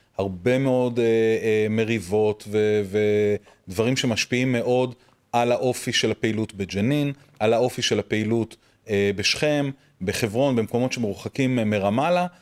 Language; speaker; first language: Hebrew; native; Hebrew